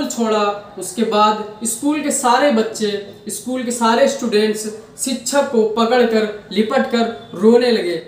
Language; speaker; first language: Hindi; native; Hindi